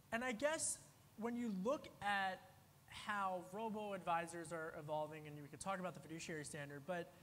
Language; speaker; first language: English; native; English